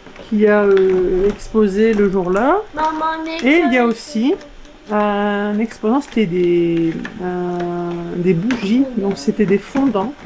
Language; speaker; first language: French; native; French